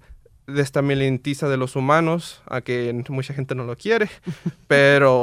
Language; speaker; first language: Spanish; early bilingual, heritage; Spanish